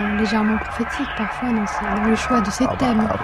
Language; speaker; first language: French; native; French